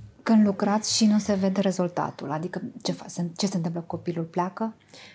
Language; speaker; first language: Romanian; native; Romanian